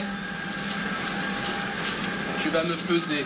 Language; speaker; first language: French; native; French